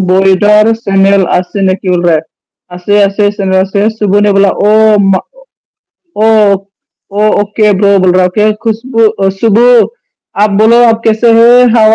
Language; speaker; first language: Hindi; non-native, local second language; Bodo